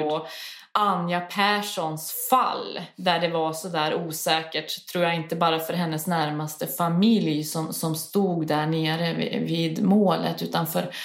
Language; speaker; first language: Swedish; native; Swedish